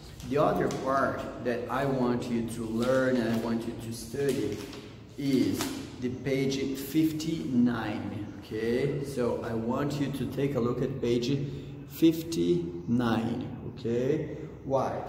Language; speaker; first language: English; non-native, fluent; Portuguese